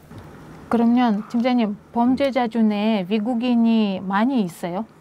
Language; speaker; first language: Korean; non-native, learner; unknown